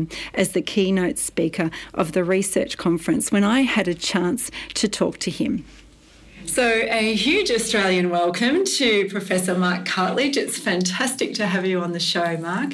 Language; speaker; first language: English; native; English